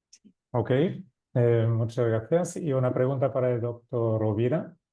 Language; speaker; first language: Spanish; non-native, fluent; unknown